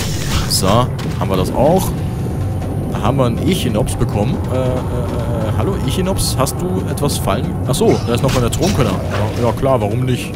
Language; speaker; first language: German; native; German